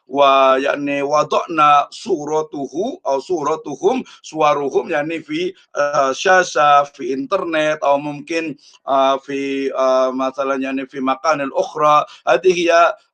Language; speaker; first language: Arabic; non-native, fluent; Indonesian